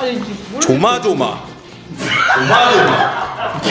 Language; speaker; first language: Korean; native; Korean